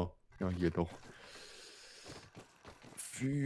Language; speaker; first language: German; native; German